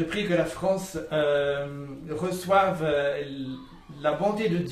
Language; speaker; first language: French; native; French